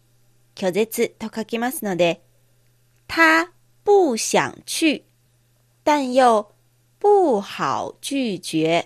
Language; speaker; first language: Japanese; non-native, fluent; Chinese